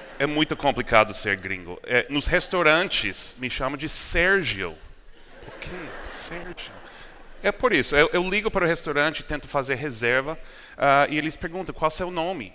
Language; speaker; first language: Portuguese; non-native, fluent; English